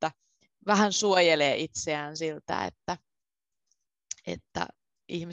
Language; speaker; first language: Finnish; native; Finnish